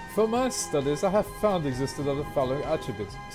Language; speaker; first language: English; native; English